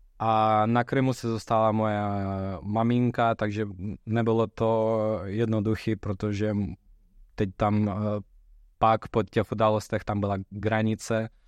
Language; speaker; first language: Czech; non-native, fluent; Russian